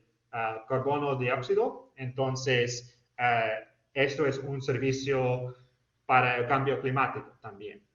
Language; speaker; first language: Spanish; non-native, fluent; English